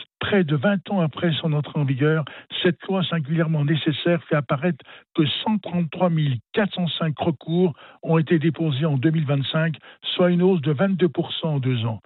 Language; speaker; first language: French; native; French